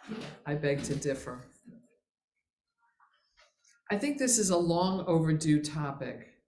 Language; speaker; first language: English; native; English